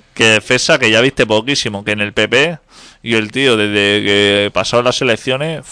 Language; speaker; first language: Spanish; non-native, local second language; Catalan